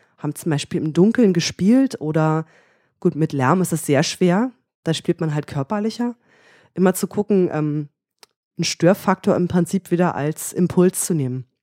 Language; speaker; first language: German; native; German